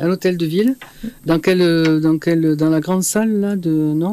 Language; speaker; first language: French; native; French